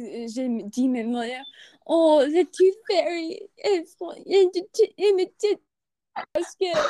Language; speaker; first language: French; non-native, learner; English